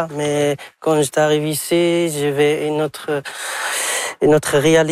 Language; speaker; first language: French; non-native, local second language; Arabic